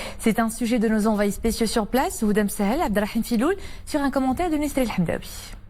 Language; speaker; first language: French; non-native, local second language; Arabic